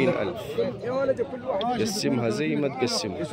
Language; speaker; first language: Arabic; native; Arabic